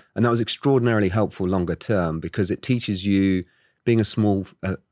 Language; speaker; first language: English; native; English